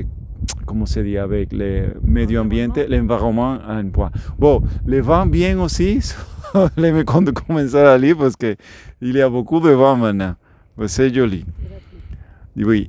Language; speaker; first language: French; non-native, learner; Spanish